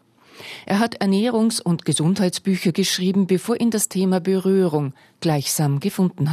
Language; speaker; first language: German; native; German